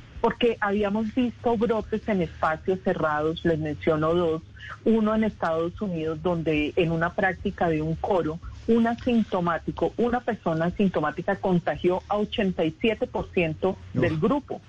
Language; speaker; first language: Spanish; native; Spanish